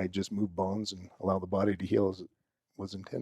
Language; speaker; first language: English; native; English